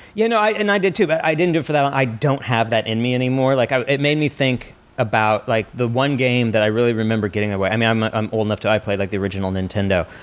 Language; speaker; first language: English; native; English